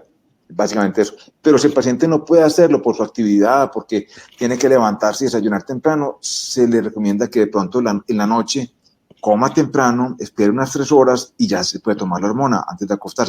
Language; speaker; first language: Spanish; native; Spanish